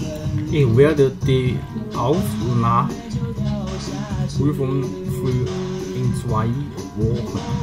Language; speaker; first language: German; non-native, learner; Chinese